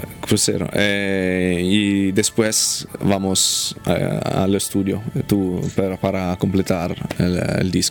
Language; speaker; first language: Spanish; non-native, learner; Italian